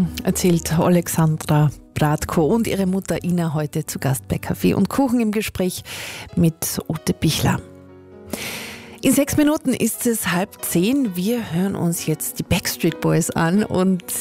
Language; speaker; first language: German; native; German